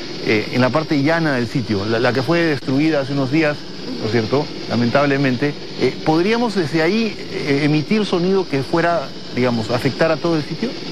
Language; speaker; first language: Spanish; native; Spanish